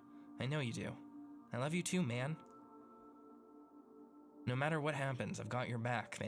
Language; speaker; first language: English; native; English